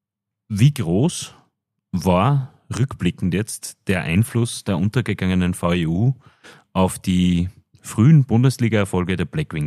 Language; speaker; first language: German; native; German